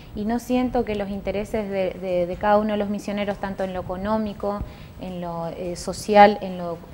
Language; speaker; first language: Spanish; native; Spanish